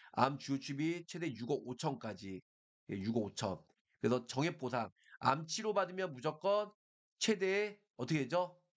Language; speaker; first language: Korean; native; Korean